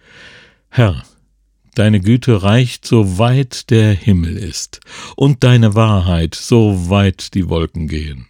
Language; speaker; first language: German; native; German